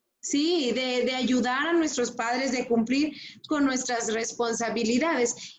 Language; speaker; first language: Spanish; native; Spanish